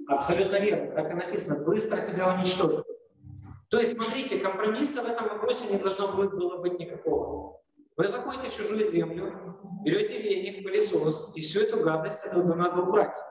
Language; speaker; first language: Russian; native; Russian